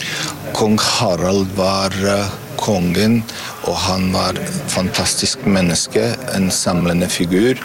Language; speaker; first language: Norwegian; non-native, learner; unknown